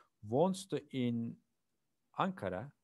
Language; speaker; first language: German; non-native, fluent; Turkish